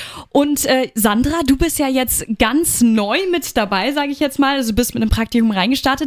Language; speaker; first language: German; native; German